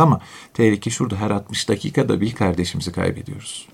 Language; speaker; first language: Turkish; native; Turkish